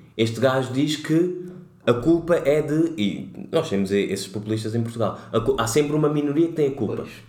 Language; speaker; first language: Portuguese; native; Portuguese